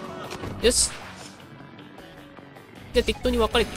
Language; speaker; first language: Japanese; native; Japanese